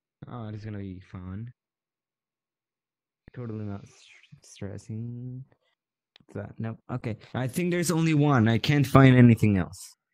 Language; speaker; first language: English; non-native, learner; Spanish